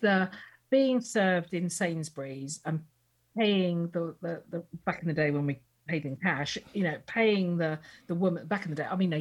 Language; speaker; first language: English; native; English